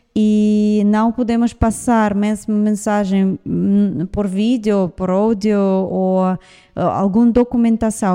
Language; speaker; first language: Portuguese; non-native, fluent; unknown